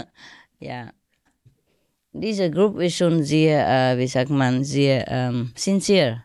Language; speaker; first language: German; non-native, learner; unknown